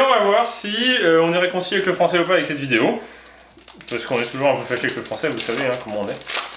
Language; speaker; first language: French; native; French